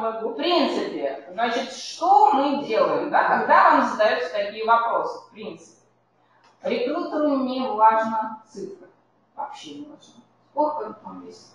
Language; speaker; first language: Russian; native; Russian